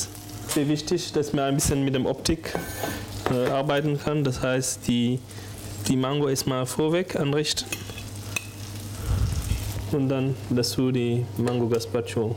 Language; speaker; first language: German; non-native, fluent; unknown